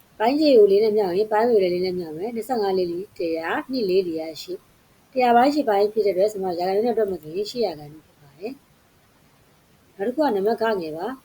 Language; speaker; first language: Burmese; native; Burmese